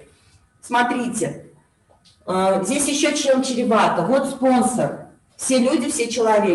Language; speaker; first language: Russian; native; Russian